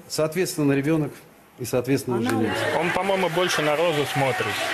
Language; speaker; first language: Russian; native; Russian